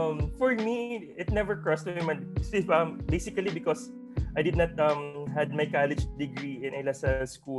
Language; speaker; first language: English; non-native, local second language; Hiligaynon